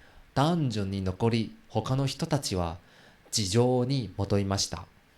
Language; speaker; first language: Japanese; non-native, learner; Chinese